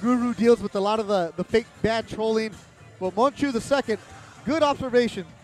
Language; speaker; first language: English; early bilingual, other home language; Spanish